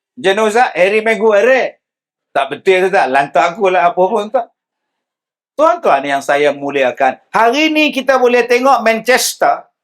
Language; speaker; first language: Malay; native; Malay